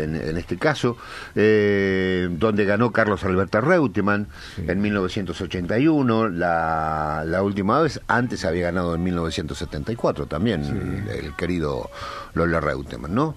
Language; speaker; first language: Spanish; native; Spanish